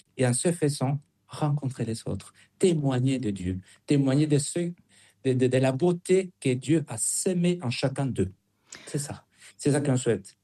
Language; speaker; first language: French; non-native, fluent; Spanish